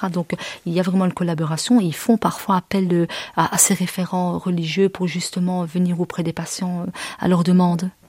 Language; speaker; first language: French; early bilingual, other home language; Arabic